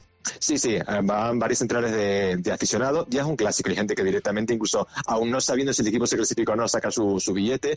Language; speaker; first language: Spanish; native; Spanish